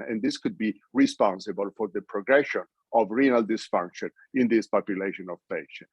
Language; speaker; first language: English; non-native, fluent; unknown